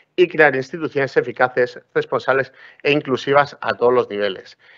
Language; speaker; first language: Spanish; non-native, local second language; Catalan